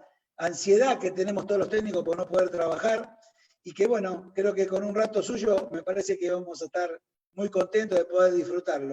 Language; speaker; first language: Spanish; native; Spanish